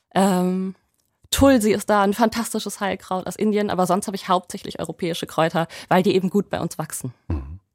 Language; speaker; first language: German; native; German